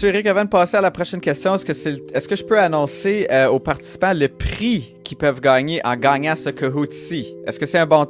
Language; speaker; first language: French; native; French